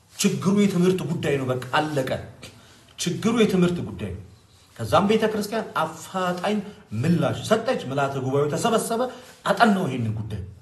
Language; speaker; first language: Amharic; non-native, local second language; Oromo